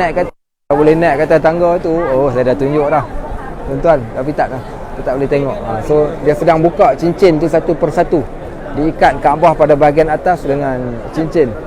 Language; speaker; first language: Malay; native; Malay